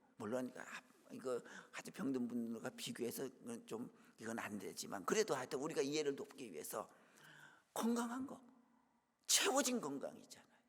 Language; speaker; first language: Korean; native; Korean